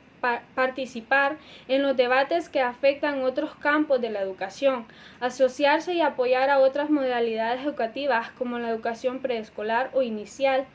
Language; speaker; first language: Spanish; native; Spanish